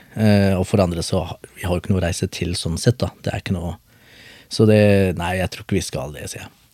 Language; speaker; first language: Norwegian; early bilingual, other home language; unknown